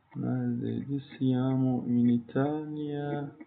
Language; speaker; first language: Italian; non-native, learner; Turkish